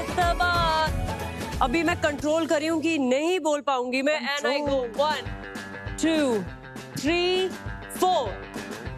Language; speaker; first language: Hindi; native; Hindi